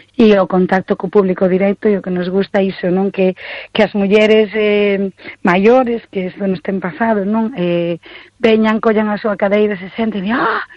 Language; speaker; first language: Galician; native; Galician